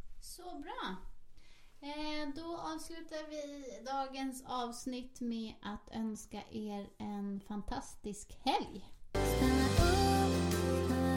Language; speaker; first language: Swedish; native; Swedish